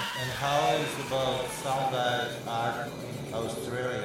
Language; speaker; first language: English; non-native, learner; Slovenian